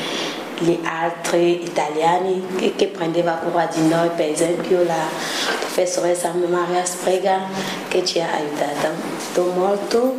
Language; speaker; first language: Italian; non-native, learner; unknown